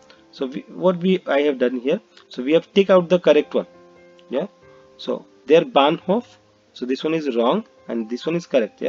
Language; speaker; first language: English; non-native, local second language; Hindi